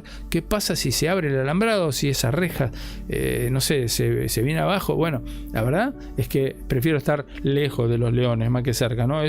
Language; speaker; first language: Spanish; native; Spanish